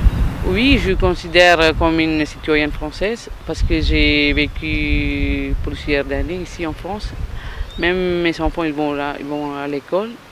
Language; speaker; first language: French; non-native, learner; Tamil